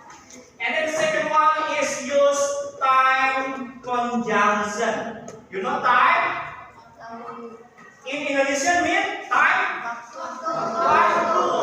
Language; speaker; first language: English; non-native, learner; Indonesian